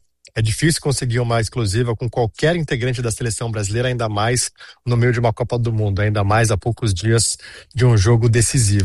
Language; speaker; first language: Portuguese; native; Portuguese